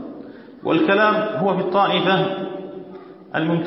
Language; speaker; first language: Arabic; native; Arabic